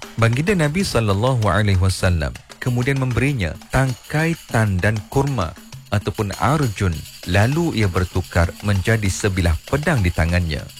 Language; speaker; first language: Malay; native; Malay